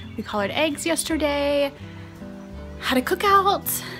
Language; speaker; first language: English; native; English